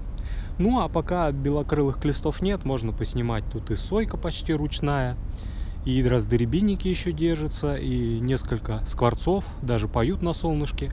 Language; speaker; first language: Russian; native; Russian